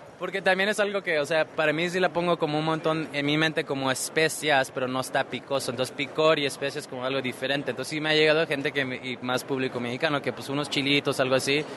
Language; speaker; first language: Spanish; early bilingual, heritage; Spanish